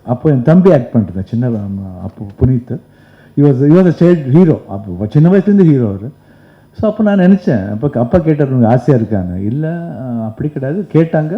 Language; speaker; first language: Tamil; non-native, local second language; Kannada